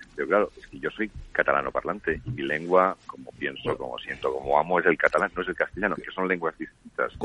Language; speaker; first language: Spanish; non-native, local second language; Catalan